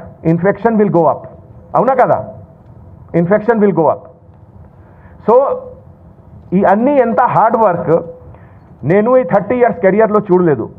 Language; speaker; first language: Telugu; non-native, local second language; Hindi